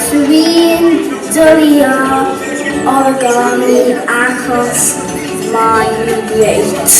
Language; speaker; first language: Welsh; non-native, learner; English